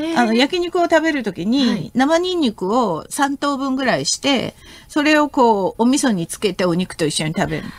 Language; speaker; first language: Japanese; non-native, fluent; Korean